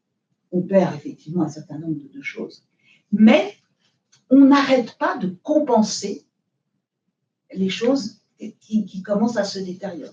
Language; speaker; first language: French; native; French